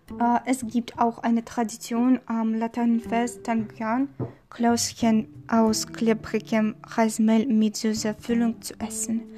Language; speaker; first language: German; non-native, learner; Chinese